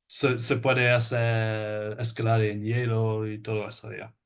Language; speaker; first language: Spanish; non-native, fluent; English